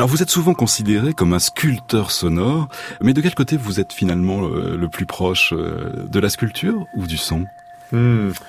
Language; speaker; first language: French; native; French